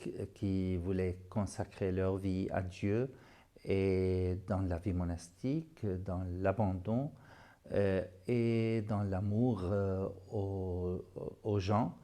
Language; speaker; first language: French; non-native, fluent; Arabic